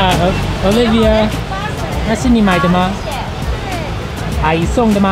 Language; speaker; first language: Chinese; non-native, fluent; English